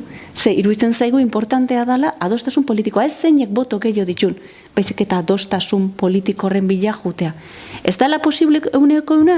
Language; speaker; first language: Basque; native; Basque